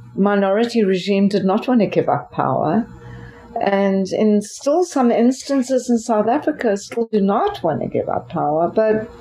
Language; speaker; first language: English; native; English